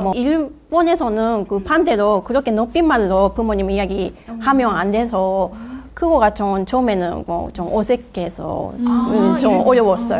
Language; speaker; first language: Korean; non-native, fluent; Japanese